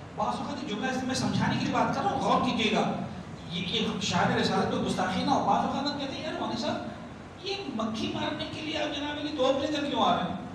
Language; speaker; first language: Urdu; native; Urdu